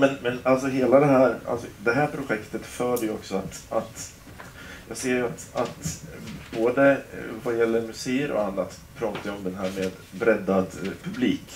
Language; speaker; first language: Swedish; native; Swedish